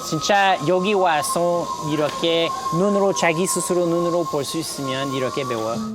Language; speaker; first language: Korean; non-native, learner; French